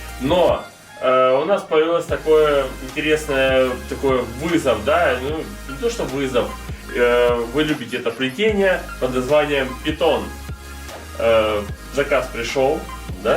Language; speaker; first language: Russian; native; Russian